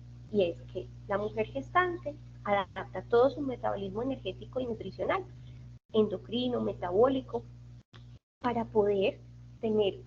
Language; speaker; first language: Spanish; native; Spanish